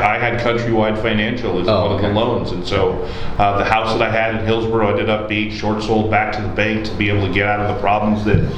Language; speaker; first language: English; native; English